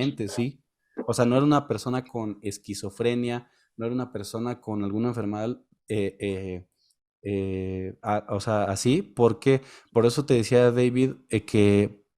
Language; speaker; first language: Spanish; native; Spanish